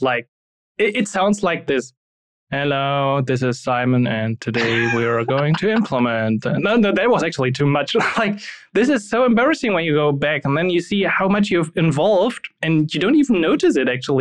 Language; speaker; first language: English; non-native, fluent; German